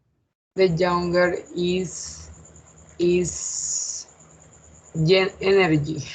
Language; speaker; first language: English; non-native, learner; Spanish